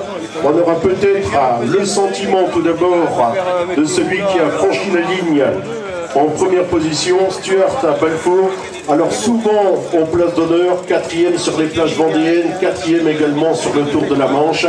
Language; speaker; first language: French; native; French